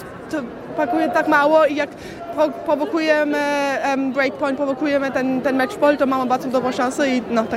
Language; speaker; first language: Polish; early bilingual, heritage; Polish